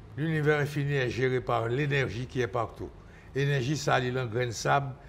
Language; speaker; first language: French; native; French